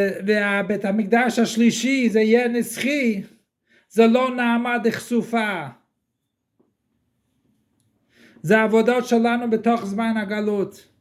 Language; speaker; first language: Hebrew; non-native, fluent; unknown